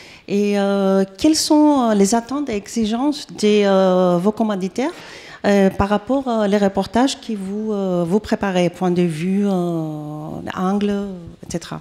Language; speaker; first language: French; non-native, fluent; Greek